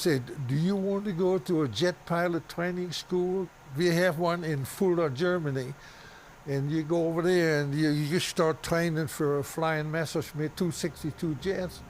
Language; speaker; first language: English; non-native, fluent; German